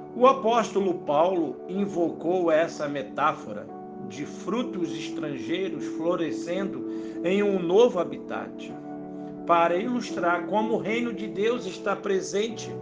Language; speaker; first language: Portuguese; native; Portuguese